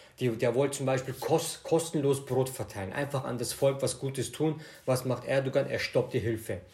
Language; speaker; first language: German; native; German